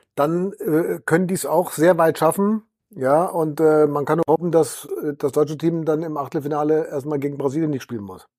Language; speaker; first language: German; native; German